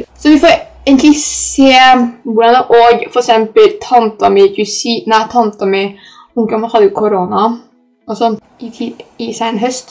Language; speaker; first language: Norwegian; early bilingual, other home language; Polish